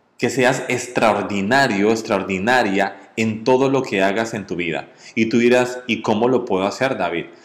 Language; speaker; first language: Spanish; native; Spanish